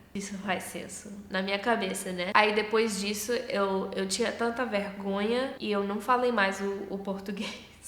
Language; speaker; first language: Portuguese; early bilingual, heritage; Portuguese